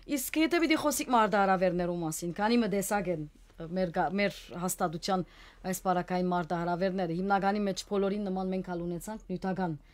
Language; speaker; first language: Armenian; native; Armenian